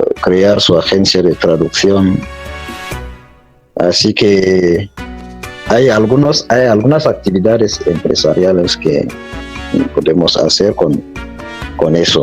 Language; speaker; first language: Spanish; non-native, fluent; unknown